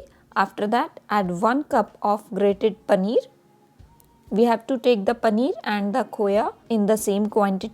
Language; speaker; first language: English; non-native, local second language; Hindi